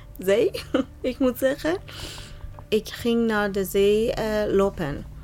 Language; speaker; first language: Dutch; non-native, learner; Persian